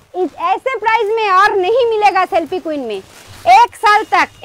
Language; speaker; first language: Hindi; non-native, local second language; Bangla